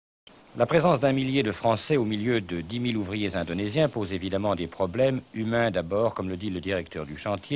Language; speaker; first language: French; native; French